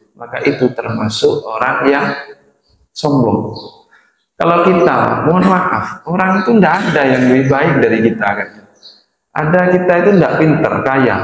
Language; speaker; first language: Indonesian; non-native, local second language; Madurese